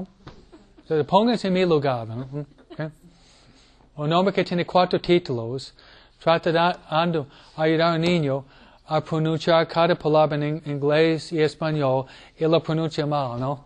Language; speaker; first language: Spanish; non-native, fluent; English